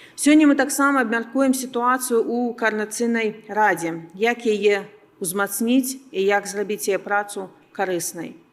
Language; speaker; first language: Belarusian; non-native, local second language; Russian